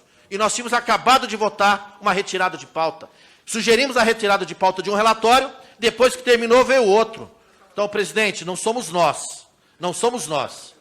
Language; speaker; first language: Portuguese; native; Portuguese